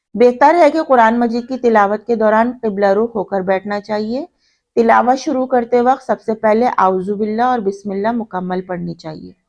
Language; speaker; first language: Urdu; native; Urdu